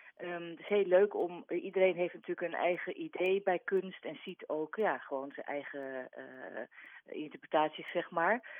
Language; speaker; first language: Dutch; native; Dutch